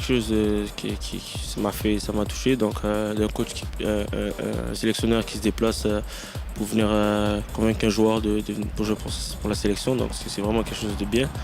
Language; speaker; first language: French; native; French